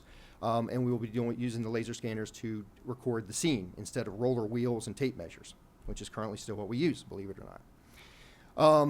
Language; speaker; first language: English; native; English